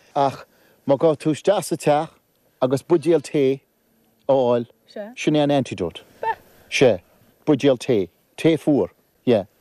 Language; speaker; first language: Irish; native; Irish